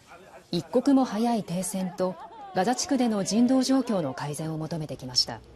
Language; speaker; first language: Japanese; native; Japanese